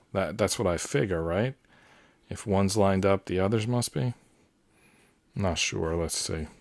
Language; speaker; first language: English; native; English